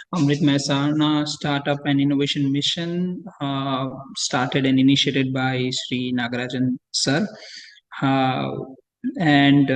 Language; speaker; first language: English; non-native, local second language; Gujarati